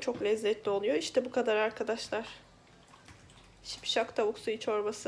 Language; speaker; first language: Turkish; native; Turkish